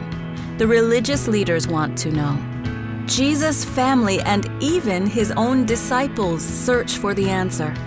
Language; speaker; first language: English; native; English